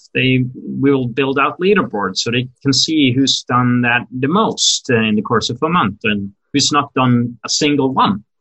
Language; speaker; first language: English; non-native, fluent; Norwegian